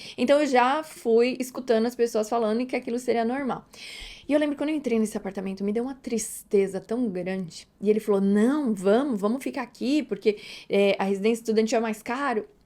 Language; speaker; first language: Portuguese; native; Portuguese